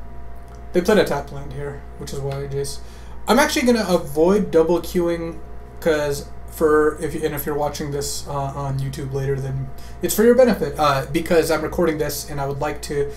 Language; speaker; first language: English; native; English